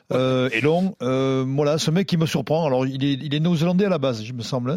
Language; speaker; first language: French; native; French